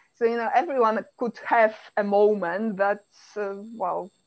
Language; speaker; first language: English; non-native, fluent; Polish